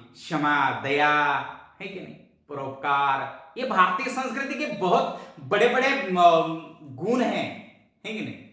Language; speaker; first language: Hindi; non-native, local second language; Marathi